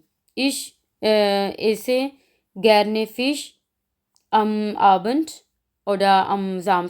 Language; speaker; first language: German; non-native, learner; Urdu